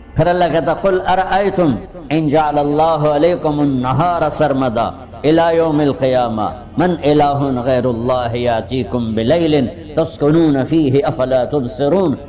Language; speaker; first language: Urdu; non-native, local second language; Punjabi